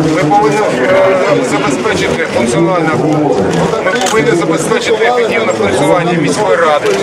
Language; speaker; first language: Ukrainian; non-native, local second language; Russian